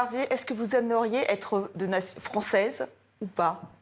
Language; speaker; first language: French; native; French